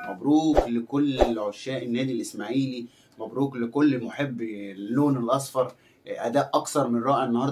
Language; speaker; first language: Arabic; native; Arabic